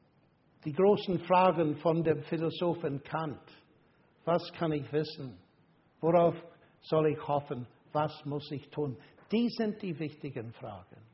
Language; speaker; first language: German; non-native, fluent; English